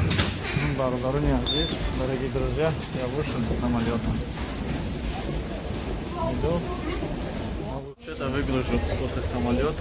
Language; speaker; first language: Russian; non-native, learner; Tajik